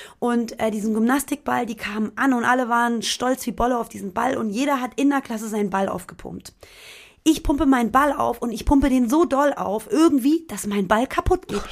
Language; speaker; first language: German; early bilingual, other home language; Persian